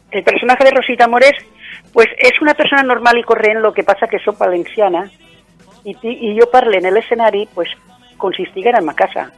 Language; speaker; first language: Catalan; native; Catalan